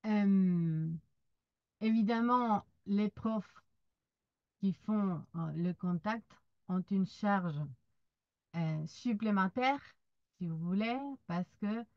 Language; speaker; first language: French; non-native, fluent; Spanish